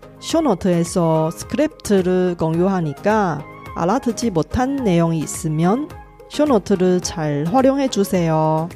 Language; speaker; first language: Korean; non-native, fluent; Chinese